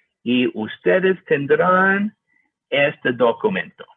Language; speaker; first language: Spanish; non-native, learner; English